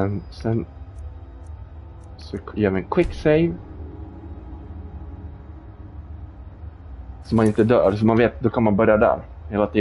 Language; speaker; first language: Swedish; native; Swedish